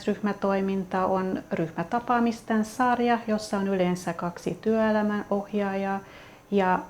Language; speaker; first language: Finnish; non-native, fluent; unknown